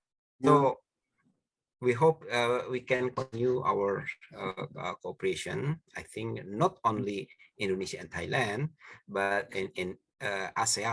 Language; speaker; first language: English; non-native, fluent; Indonesian